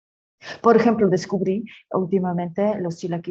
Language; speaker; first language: Spanish; non-native, fluent; French